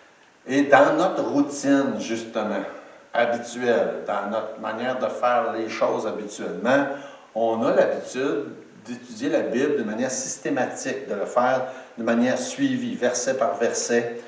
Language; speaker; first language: French; native; French